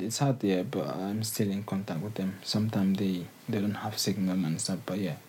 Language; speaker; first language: English; non-native, fluent; Arabic